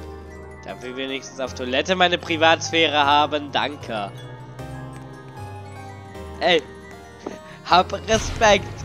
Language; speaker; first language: German; native; German